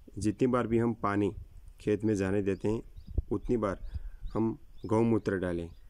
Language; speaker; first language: Hindi; non-native, local second language; Gujarati